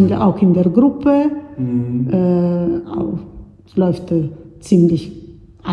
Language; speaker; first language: German; non-native, fluent; Italian